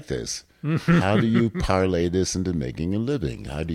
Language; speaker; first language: English; native; English